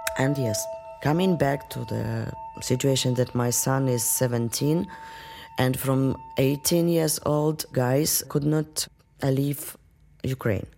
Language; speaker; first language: English; non-native, fluent; Russian